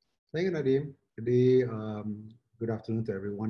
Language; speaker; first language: English; non-native, fluent; Indonesian